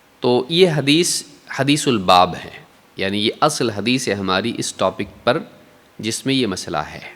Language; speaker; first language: Urdu; native; Urdu